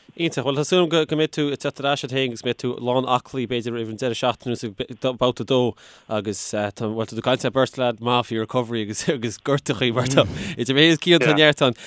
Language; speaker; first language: Irish; native; Irish